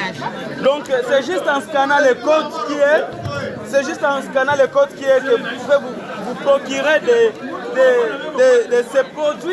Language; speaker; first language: French; non-native, local second language; Swahili